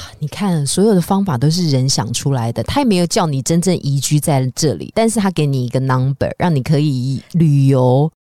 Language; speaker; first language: Chinese; native; Chinese